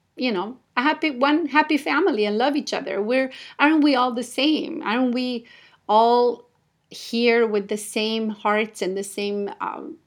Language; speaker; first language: English; non-native, fluent; Italian